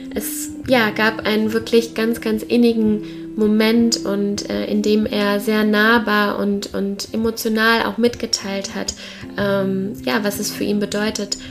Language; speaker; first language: German; native; German